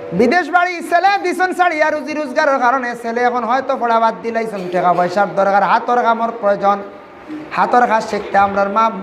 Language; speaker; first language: Bangla; native; Bangla